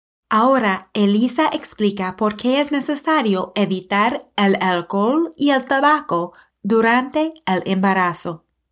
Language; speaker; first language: Spanish; non-native, fluent; English